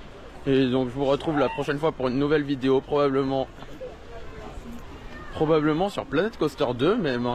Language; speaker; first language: French; native; French